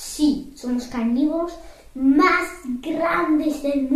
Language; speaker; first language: Spanish; early bilingual, heritage; Spanish